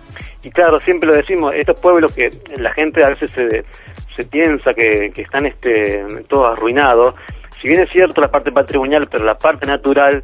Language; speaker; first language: Spanish; native; Spanish